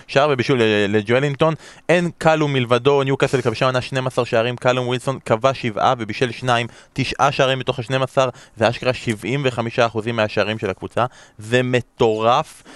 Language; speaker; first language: Hebrew; native; Hebrew